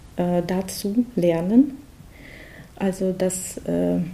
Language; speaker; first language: German; non-native, fluent; Russian